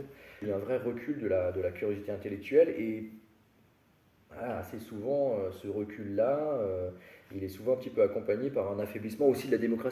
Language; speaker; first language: French; native; French